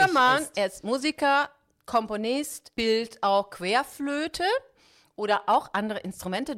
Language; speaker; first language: German; non-native, fluent; Italian